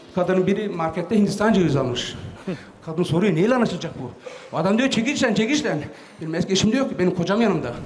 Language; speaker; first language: Turkish; native; Turkish